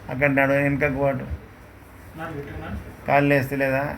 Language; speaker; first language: Telugu; native; Telugu